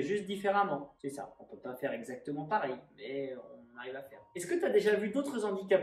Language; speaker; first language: French; native; French